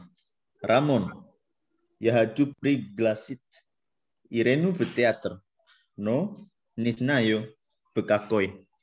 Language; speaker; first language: Russian; non-native, learner; Indonesian